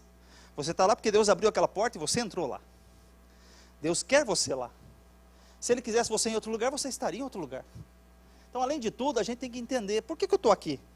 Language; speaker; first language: Portuguese; native; Portuguese